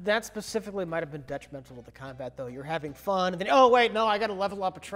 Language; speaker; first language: English; native; English